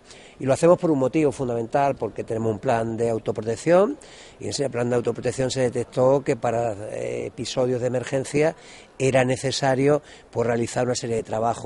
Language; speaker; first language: Spanish; native; Spanish